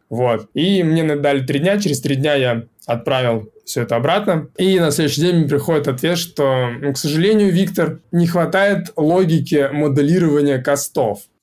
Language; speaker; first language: Russian; native; Russian